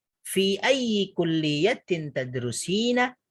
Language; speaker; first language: Arabic; non-native, fluent; Indonesian